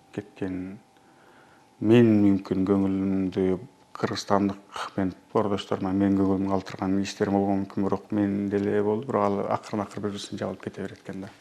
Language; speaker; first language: Kyrgyz; early bilingual, heritage; Kyrgyz